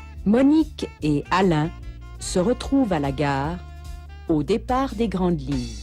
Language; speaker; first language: French; native; French